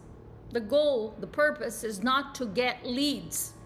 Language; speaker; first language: English; native; English